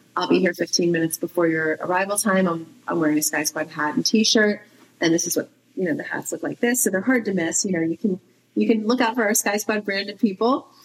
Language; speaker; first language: English; native; English